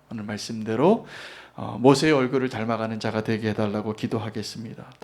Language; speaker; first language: Korean; native; Korean